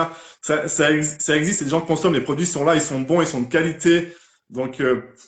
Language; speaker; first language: French; native; French